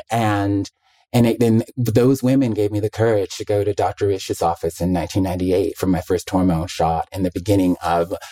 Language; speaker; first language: English; native; English